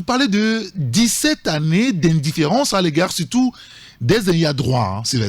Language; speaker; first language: French; native; French